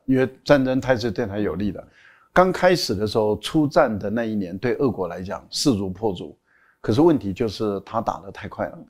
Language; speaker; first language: Chinese; native; Chinese